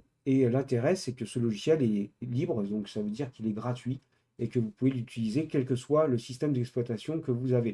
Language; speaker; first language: French; native; French